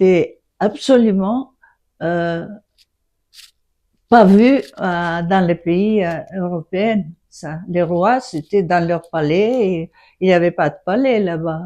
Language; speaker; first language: French; non-native, fluent; Greek